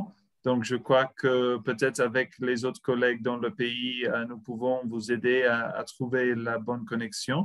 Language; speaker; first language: French; non-native, fluent; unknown